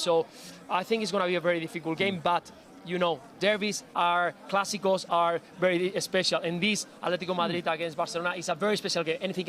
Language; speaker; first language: English; non-native, fluent; Spanish